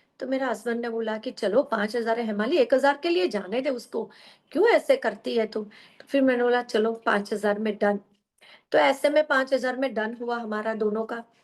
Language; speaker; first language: Hindi; non-native, local second language; Gujarati